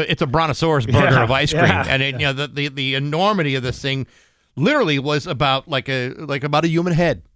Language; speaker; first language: English; native; English